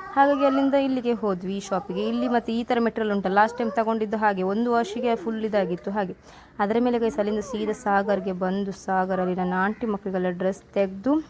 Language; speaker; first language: Kannada; non-native, local second language; Tulu